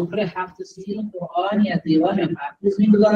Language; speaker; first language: Persian; non-native, learner; Urdu